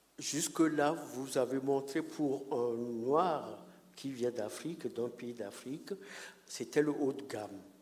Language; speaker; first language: French; non-native, local second language; Ewe